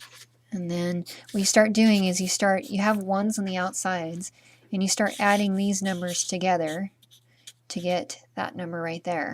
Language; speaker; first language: English; native; English